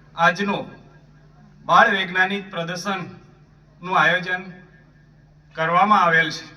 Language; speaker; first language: Gujarati; native; Gujarati